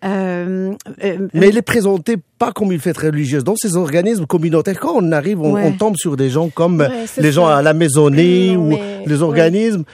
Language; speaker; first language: French; non-native, local second language; Arabic